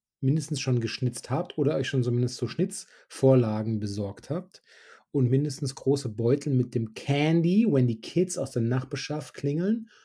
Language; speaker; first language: German; native; German